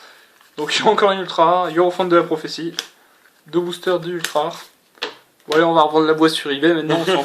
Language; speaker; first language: French; native; French